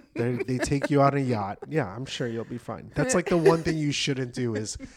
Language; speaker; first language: English; native; English